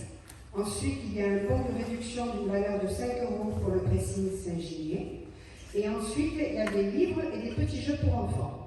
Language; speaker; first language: French; native; French